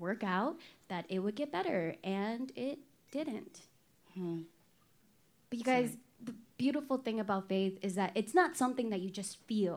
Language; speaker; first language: English; non-native, fluent; Spanish